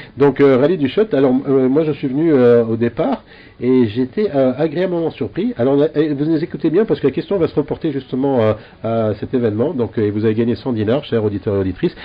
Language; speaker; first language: French; non-native, local second language; Arabic